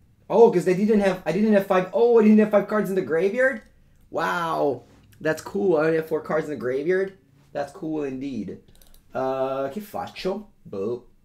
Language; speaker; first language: English; non-native, fluent; Italian